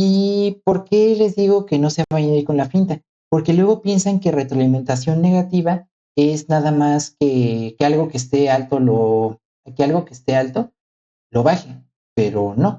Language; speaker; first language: Spanish; native; Spanish